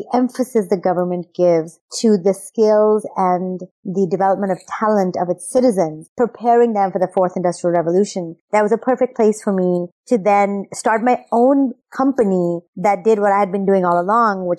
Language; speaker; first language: English; non-native, local second language; Urdu